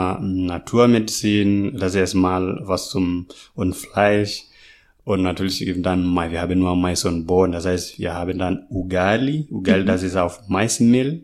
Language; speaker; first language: German; non-native, fluent; Masai